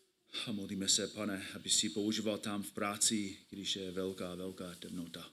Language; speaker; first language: Czech; non-native, fluent; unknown